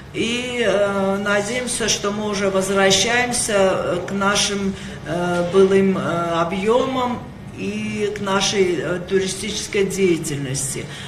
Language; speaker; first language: Russian; non-native, local second language; Armenian